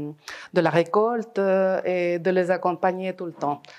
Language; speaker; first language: French; non-native, fluent; Spanish